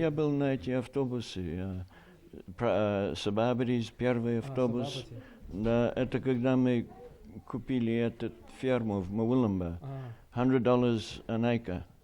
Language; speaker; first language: Russian; early bilingual, heritage; Russian